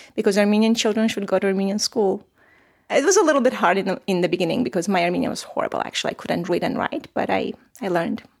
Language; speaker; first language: English; non-native, fluent; Armenian